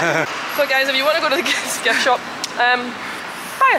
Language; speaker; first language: English; native; English